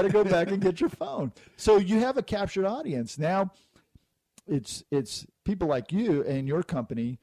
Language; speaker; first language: English; native; English